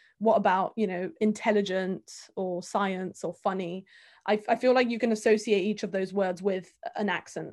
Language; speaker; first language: English; early bilingual, other home language; Bulgarian